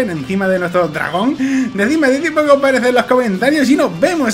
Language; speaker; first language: Spanish; native; Spanish